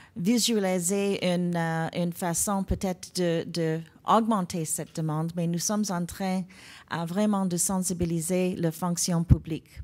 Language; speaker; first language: French; non-native, local second language; English